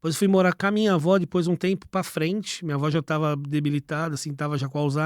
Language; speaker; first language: Portuguese; native; Portuguese